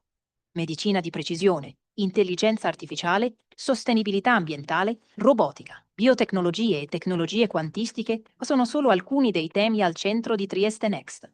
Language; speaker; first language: Italian; native; Italian